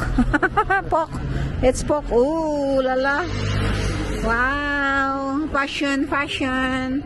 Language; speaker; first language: English; non-native, learner; Filipino